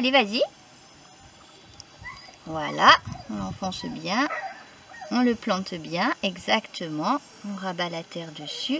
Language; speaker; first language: French; native; French